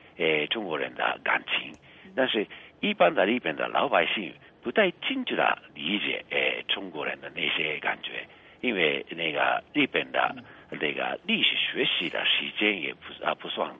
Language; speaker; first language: Chinese; non-native, fluent; Japanese